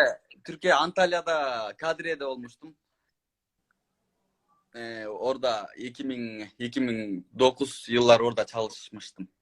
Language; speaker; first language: Turkish; non-native, learner; Kyrgyz